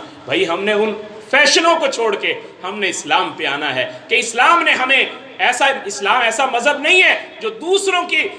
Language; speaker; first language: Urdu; non-native, local second language; Punjabi